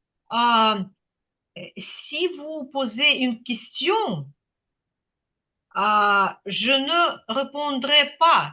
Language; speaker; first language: French; non-native, fluent; Ukrainian